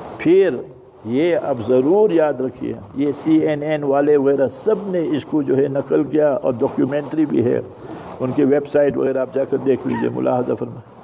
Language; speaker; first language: Urdu; early bilingual, heritage; English